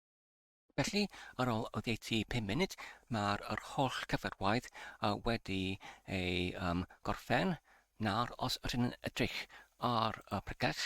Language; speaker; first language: Welsh; non-native, learner; English